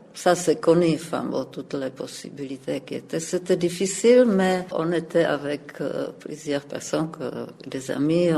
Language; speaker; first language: French; non-native, fluent; Czech